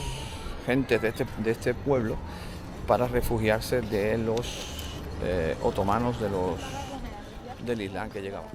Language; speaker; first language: Spanish; native; Spanish